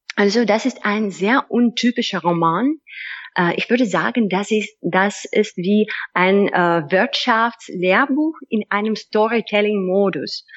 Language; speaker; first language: German; non-native, fluent; Russian